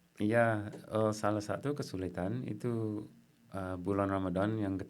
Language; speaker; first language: Indonesian; non-native, fluent; English